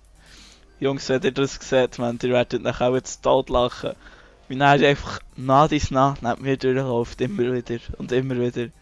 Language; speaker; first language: German; native; German